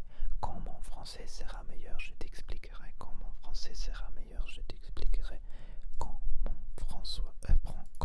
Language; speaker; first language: French; non-native, learner; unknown